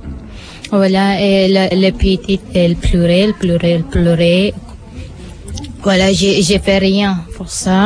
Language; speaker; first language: French; non-native, learner; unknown